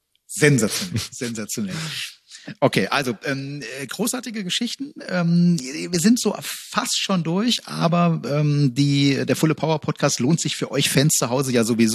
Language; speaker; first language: German; native; German